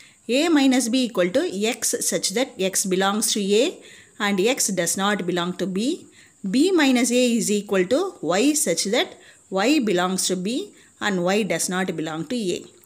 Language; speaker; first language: English; non-native, local second language; Tamil